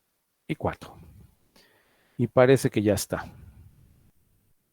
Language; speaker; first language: Spanish; native; Spanish